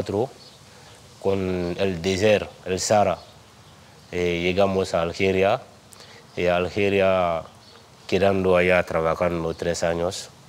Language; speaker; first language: Spanish; non-native, learner; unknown